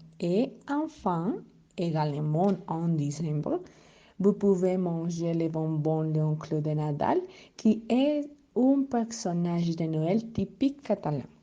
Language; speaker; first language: French; non-native, learner; Spanish